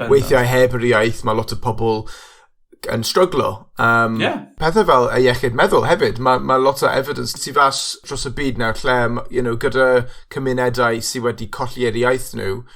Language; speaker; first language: Welsh; non-native, local second language; English